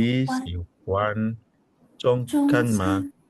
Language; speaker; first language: Chinese; non-native, learner; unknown